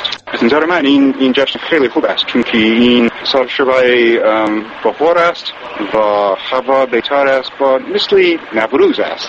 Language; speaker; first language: Persian; non-native, learner; English